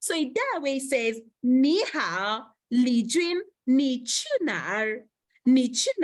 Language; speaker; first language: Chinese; non-native, fluent; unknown